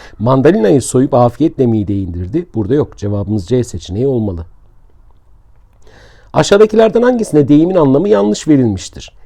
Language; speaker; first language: Turkish; native; Turkish